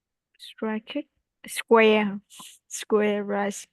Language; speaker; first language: English; non-native, learner; Vietnamese